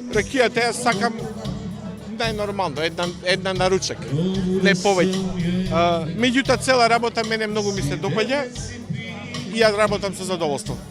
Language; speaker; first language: Macedonian; native; Macedonian